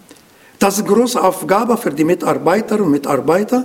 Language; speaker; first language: German; non-native, learner; Arabic